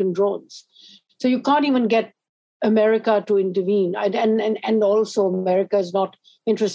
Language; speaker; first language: English; non-native, local second language; Urdu